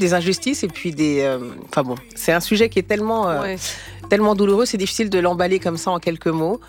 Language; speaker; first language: French; early bilingual, other home language; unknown